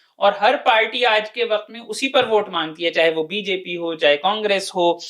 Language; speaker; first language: Urdu; native; Urdu